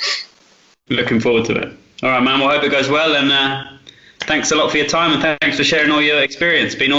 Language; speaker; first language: English; native; English